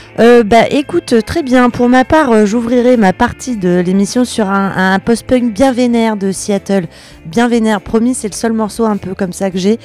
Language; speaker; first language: French; native; French